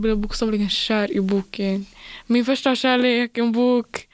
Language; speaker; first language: Swedish; early bilingual, other home language; Persian